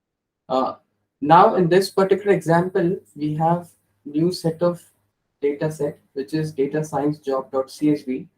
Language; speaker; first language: English; non-native, local second language; Hindi